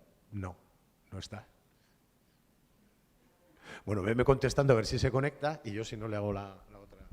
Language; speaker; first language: Spanish; native; Spanish